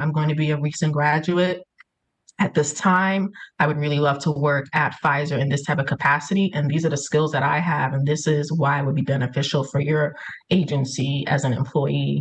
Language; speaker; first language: English; early bilingual, other home language; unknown